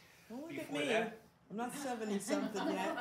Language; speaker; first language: English; native; English